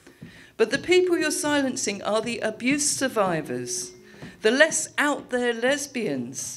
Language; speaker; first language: English; native; English